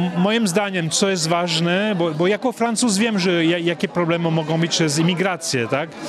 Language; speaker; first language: Polish; non-native, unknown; French